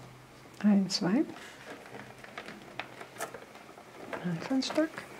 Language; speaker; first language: German; non-native, learner; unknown